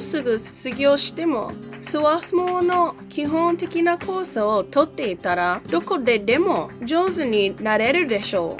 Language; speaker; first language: Japanese; non-native, learner; English